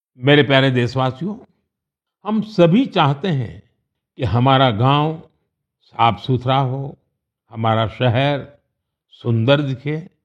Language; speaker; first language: Hindi; non-native, local second language; Gujarati